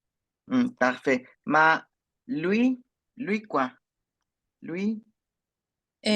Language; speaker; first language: French; non-native, fluent; Spanish